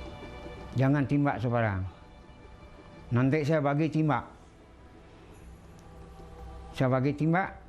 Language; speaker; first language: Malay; non-native, local second language; Iban